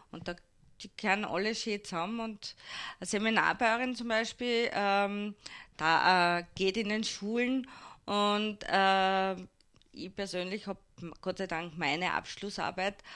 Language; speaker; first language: German; native; German